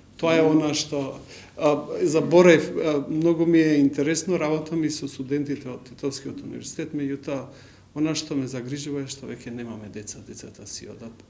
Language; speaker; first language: Macedonian; non-native, local second language; Albanian